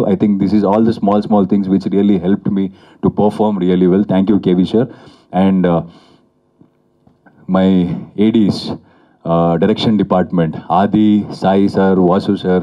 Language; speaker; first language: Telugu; non-native, fluent; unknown